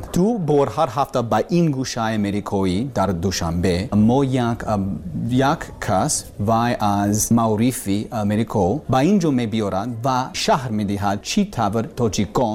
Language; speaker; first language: Persian; non-native, learner; English